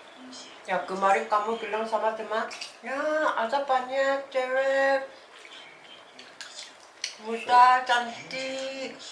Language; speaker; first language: Indonesian; non-native, learner; Korean